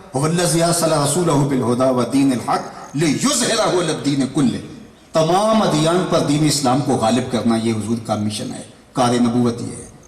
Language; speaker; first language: Urdu; non-native, local second language; Punjabi